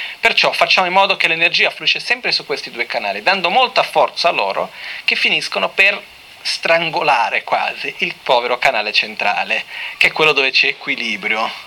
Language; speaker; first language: Italian; non-native, fluent; Portuguese